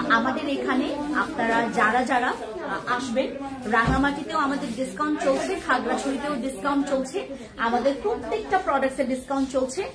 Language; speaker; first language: Bangla; non-native, local second language; Khasi